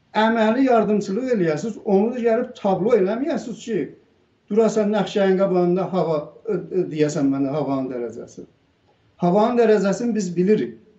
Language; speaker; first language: Azerbaijani; native; Azerbaijani